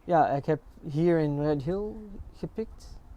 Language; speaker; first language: Dutch; early bilingual, heritage; English